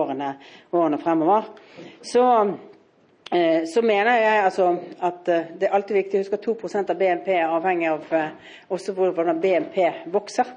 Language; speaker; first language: Norwegian; native; Norwegian